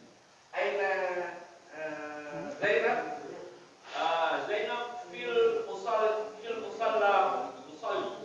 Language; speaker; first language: Arabic; non-native, learner; Indonesian